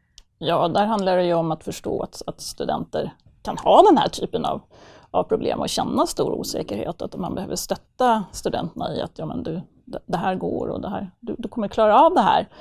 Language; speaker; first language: Swedish; native; Swedish